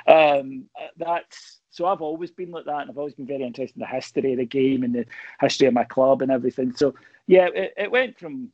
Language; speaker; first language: English; native; English